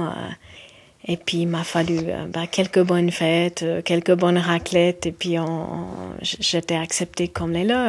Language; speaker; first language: French; non-native, fluent; English